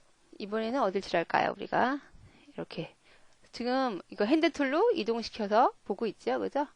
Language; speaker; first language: Korean; native; Korean